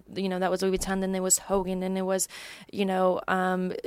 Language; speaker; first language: English; non-native, fluent; Polish